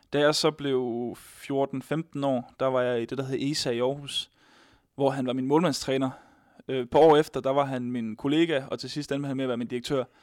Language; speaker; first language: Danish; native; Danish